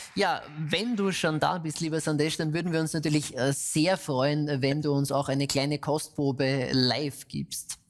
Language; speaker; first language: German; native; German